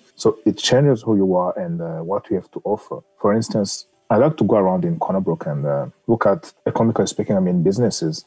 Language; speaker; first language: English; non-native, local second language; Kinyarwanda